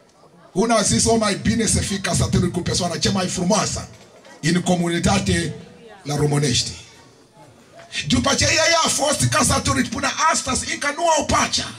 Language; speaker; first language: Romanian; non-native, learner; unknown